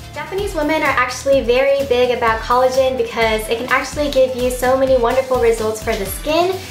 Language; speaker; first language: English; early bilingual, other home language; Japanese